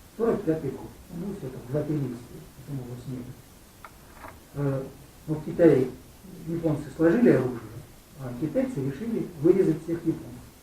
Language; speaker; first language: Russian; native; Russian